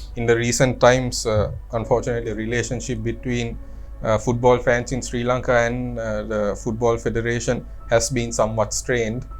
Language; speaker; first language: English; non-native, local second language; Sinhala